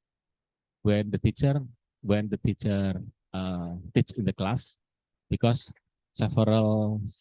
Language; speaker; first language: English; non-native, learner; Indonesian